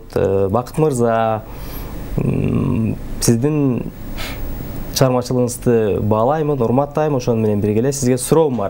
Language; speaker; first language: Kyrgyz; native; Kyrgyz